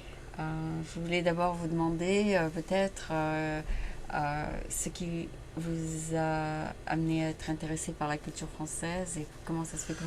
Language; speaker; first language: French; native; French